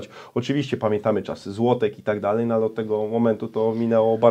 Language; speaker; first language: Polish; native; Polish